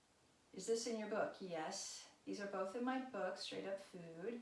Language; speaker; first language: English; native; English